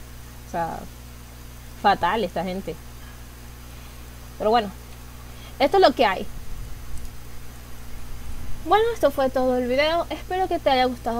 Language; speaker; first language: Spanish; native; Spanish